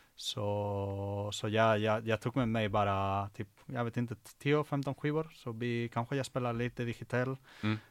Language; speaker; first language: Swedish; non-native, fluent; Spanish